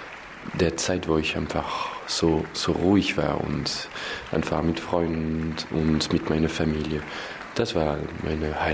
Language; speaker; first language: German; non-native, fluent; French